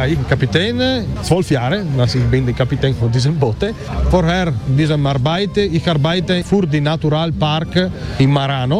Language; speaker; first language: German; non-native, learner; Italian